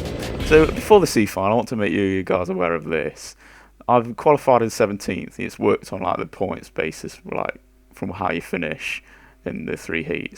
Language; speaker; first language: English; native; English